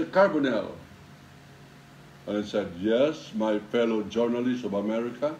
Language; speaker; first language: English; non-native, local second language; Filipino